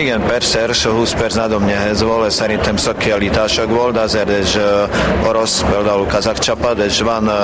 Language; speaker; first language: Hungarian; non-native, learner; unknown